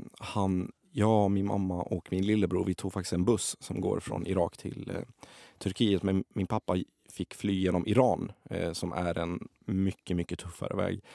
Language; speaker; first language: Swedish; early bilingual, other home language; Arabic